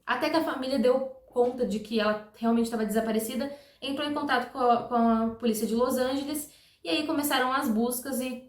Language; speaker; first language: Portuguese; native; Portuguese